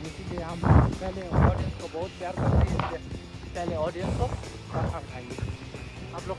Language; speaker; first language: Hindi; non-native, local second language; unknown